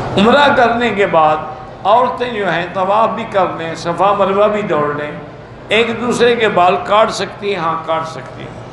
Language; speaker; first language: Urdu; native; Urdu